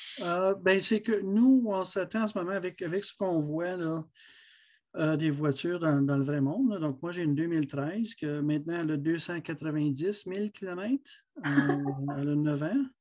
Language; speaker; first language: French; native; French